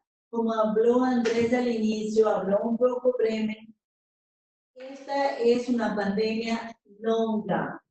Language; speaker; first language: Spanish; non-native, fluent; Portuguese